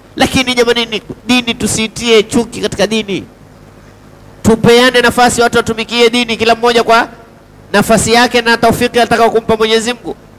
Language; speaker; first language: Swahili; native; Swahili